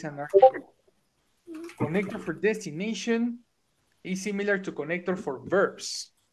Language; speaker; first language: English; non-native, fluent; Spanish